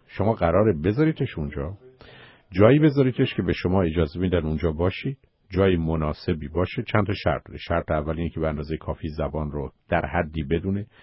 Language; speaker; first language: Persian; native; Persian